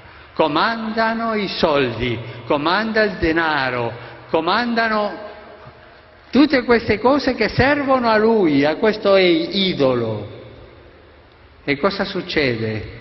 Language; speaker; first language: Italian; non-native, fluent; Spanish